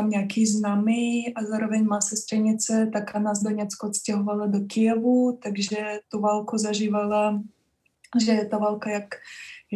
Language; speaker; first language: Czech; non-native, fluent; Russian